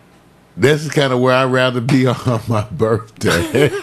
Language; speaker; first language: English; native; English